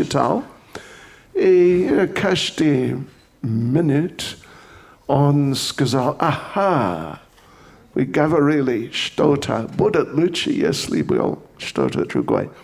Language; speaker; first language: Russian; non-native, fluent; English